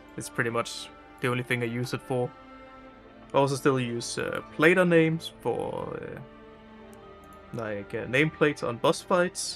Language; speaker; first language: English; non-native, fluent; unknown